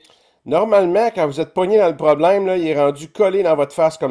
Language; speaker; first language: French; native; French